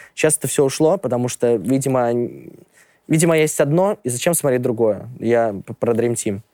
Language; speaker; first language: Russian; native; Russian